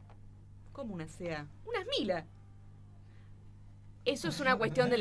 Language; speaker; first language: Spanish; native; Spanish